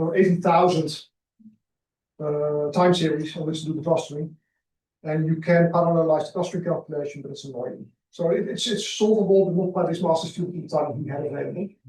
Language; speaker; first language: English; non-native, fluent; Dutch